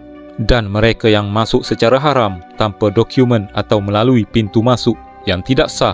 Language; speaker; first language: Malay; native; Malay